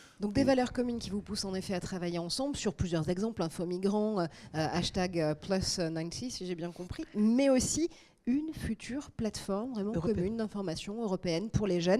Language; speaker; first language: French; native; French